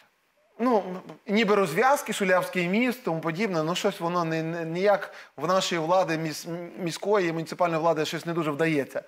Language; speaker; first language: Ukrainian; native; Ukrainian